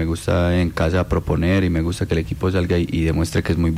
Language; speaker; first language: Spanish; native; Spanish